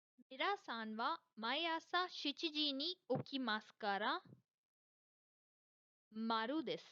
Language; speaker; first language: Japanese; non-native, fluent; Hindi